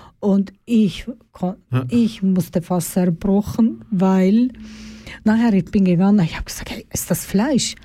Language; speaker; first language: German; non-native, learner; Turkish